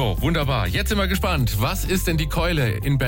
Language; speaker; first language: German; native; German